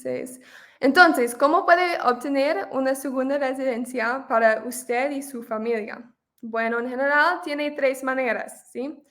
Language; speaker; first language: Spanish; non-native, fluent; English